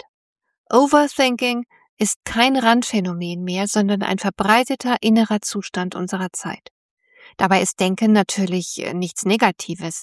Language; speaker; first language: German; native; German